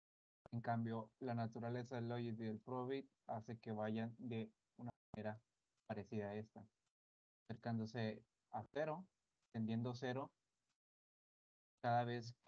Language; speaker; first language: Spanish; native; Spanish